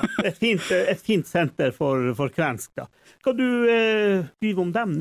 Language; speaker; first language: Norwegian; native; Norwegian